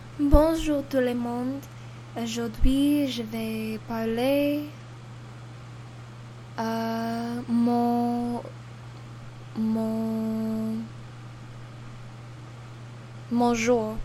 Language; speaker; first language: French; non-native, learner; English